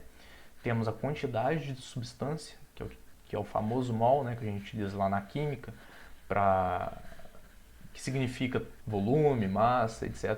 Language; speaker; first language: Portuguese; native; Portuguese